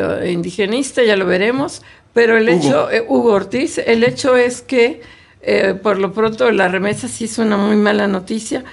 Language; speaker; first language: Spanish; native; Spanish